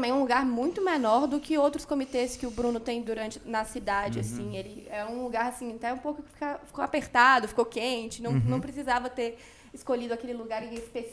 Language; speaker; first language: Portuguese; native; Portuguese